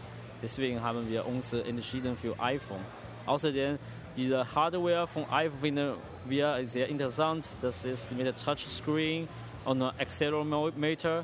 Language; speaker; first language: German; non-native, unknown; Chinese